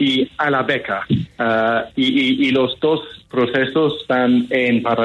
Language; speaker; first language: Spanish; non-native, fluent; English